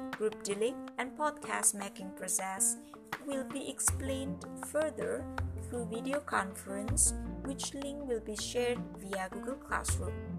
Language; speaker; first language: English; non-native, fluent; Indonesian